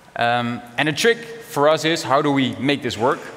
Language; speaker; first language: English; non-native, fluent; Dutch